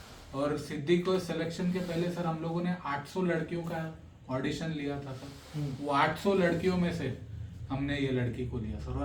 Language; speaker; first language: Hindi; native; Hindi